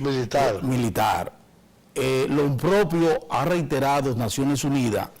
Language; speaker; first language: Spanish; native; Spanish